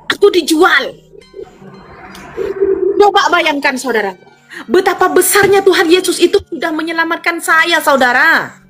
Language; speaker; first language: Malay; non-native, local second language; Madurese